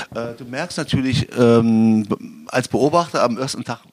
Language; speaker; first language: German; native; German